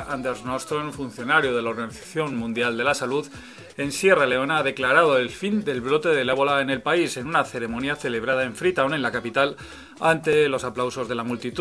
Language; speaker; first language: Spanish; native; Spanish